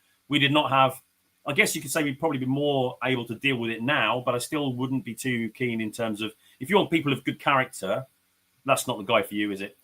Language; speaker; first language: English; native; English